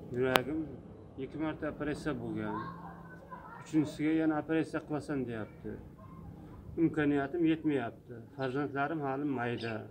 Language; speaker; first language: Uzbek; native; Uzbek